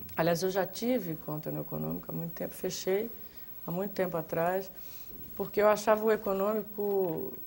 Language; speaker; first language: Portuguese; native; Portuguese